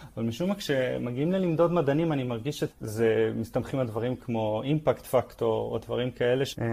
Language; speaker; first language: Hebrew; native; Hebrew